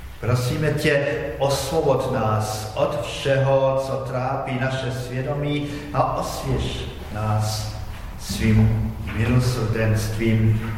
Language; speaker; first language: Czech; non-native, fluent; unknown